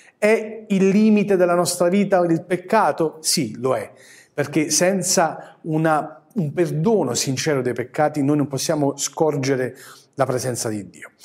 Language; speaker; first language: Italian; native; Italian